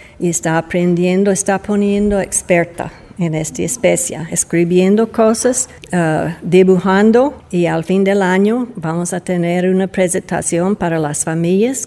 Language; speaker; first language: Spanish; non-native, fluent; English